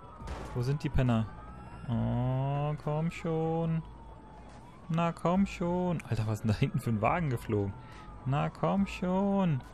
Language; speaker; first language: German; native; German